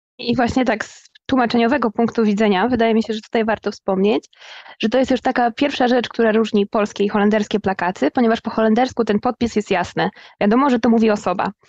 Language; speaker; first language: Polish; native; Polish